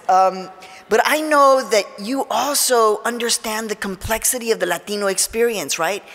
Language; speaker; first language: English; early bilingual, other home language; Spanish